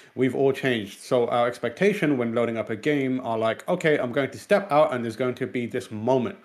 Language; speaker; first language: English; non-native, local second language; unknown